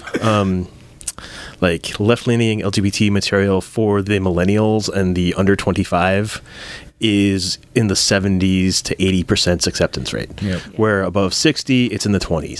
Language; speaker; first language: English; native; English